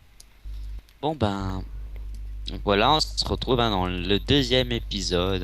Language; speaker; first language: French; native; French